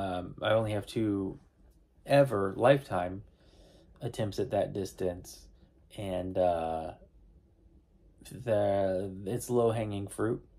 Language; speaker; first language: English; native; English